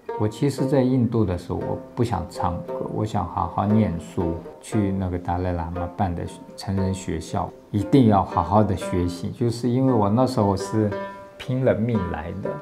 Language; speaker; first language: Chinese; non-native, local second language; Tibetan